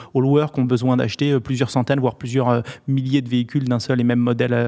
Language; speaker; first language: French; native; French